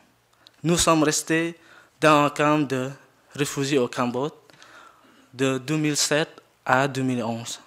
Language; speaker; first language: French; non-native, learner; Jarai